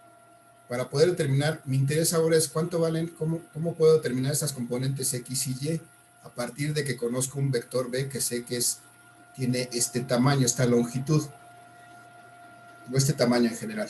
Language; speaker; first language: Spanish; native; Spanish